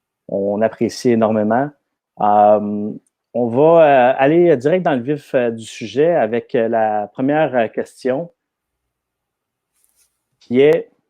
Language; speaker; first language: French; native; French